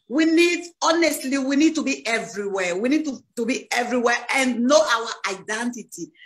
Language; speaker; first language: English; non-native, learner; French